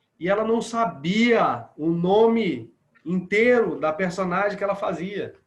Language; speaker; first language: Portuguese; native; Portuguese